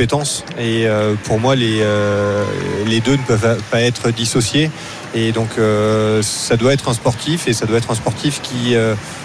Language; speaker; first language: French; native; French